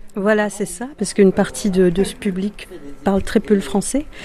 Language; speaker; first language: French; native; French